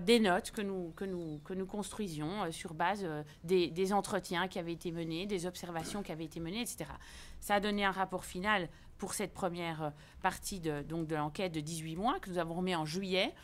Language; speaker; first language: French; native; French